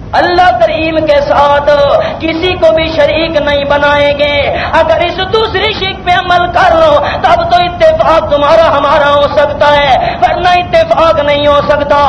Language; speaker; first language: Urdu; non-native, local second language; Punjabi